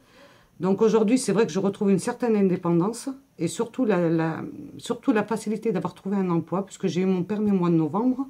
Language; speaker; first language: French; native; French